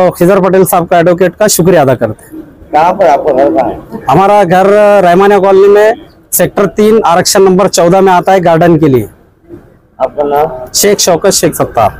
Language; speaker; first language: Hindi; non-native, local second language; Urdu